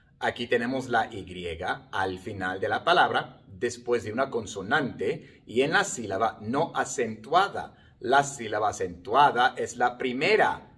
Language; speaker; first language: Spanish; non-native, fluent; English